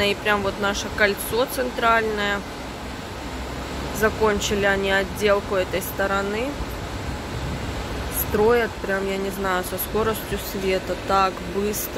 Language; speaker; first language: Russian; native; Russian